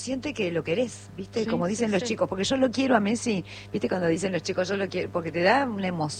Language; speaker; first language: Spanish; native; Spanish